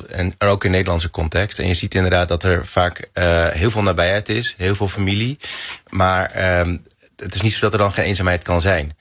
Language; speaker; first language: Dutch; native; Dutch